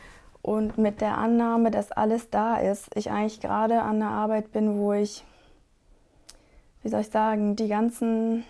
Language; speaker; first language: German; non-native, fluent; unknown